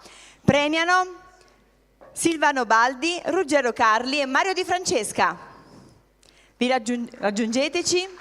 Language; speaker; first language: Italian; native; Italian